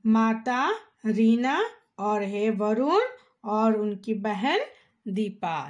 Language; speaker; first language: Hindi; non-native, local second language; Kannada